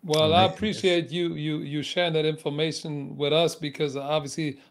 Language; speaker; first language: English; non-native, fluent; German